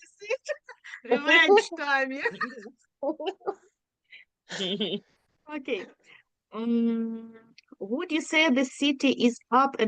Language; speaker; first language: English; non-native, learner; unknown